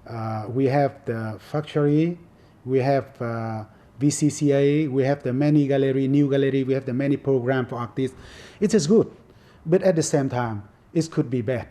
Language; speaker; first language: English; non-native, fluent; Vietnamese